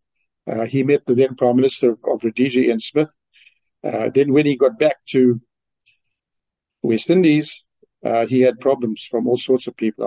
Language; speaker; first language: English; native; English